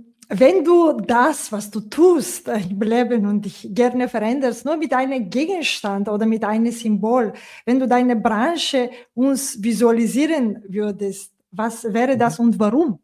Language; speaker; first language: German; non-native, fluent; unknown